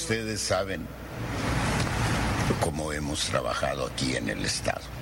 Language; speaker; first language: Spanish; native; Spanish